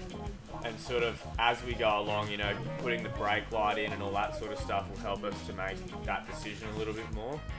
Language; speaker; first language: English; native; English